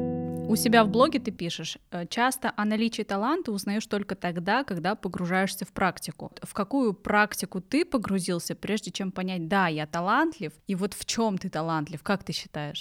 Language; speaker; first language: Russian; native; Russian